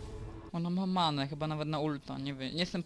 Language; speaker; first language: Polish; native; Polish